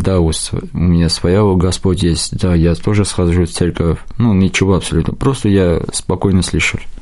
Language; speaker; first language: Russian; non-native, local second language; Armenian